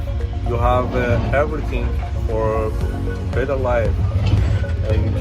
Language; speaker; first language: English; non-native, learner; Persian